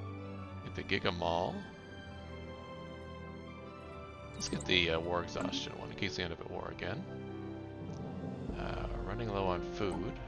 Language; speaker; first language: English; native; English